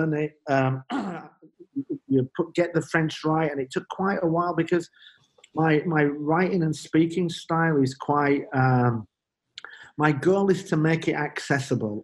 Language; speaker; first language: English; native; English